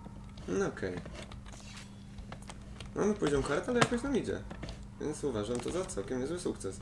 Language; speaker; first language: Polish; native; Polish